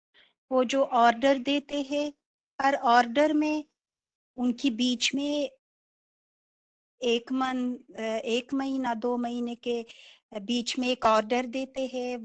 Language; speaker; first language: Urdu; non-native, fluent; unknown